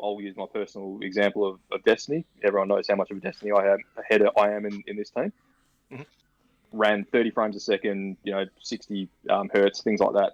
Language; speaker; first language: English; native; English